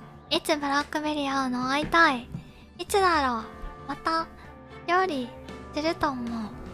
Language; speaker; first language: Japanese; native; Japanese